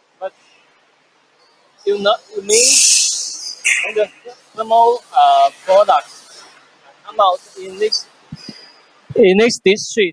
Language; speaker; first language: English; non-native, fluent; Chinese